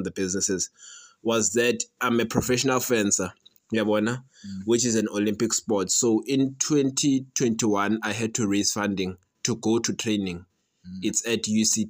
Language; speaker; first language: English; non-native, local second language; Swati